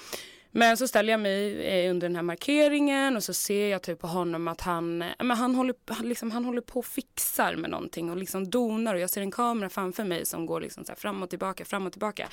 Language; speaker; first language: Swedish; native; Swedish